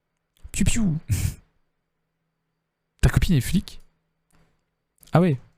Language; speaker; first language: French; native; French